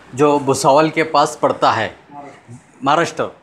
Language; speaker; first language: Hindi; non-native, local second language; Urdu